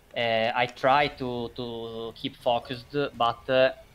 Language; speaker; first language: English; non-native, fluent; Italian